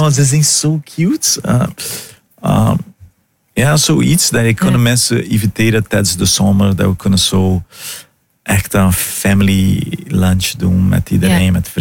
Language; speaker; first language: Dutch; non-native, learner; Portuguese